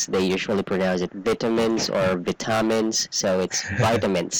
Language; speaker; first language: English; non-native, fluent; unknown